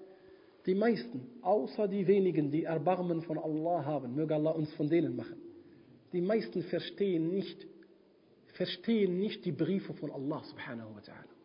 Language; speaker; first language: German; non-native, fluent; Arabic